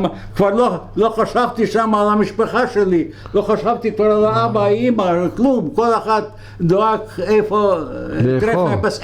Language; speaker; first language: Hebrew; non-native, fluent; Yiddish